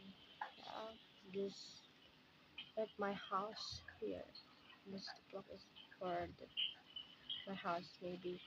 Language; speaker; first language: English; non-native, learner; Indonesian